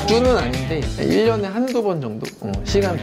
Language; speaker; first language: Korean; native; Korean